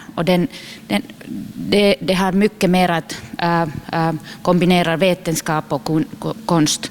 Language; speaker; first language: Swedish; non-native, local second language; Finnish